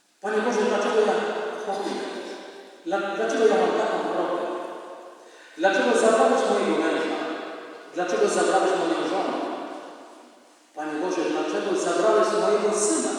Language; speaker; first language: Polish; non-native, fluent; Indonesian